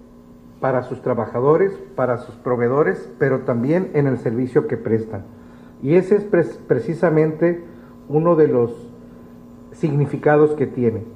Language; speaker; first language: Spanish; native; Spanish